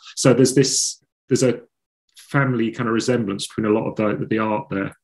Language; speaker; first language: English; native; English